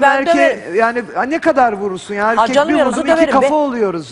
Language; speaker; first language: Turkish; native; Turkish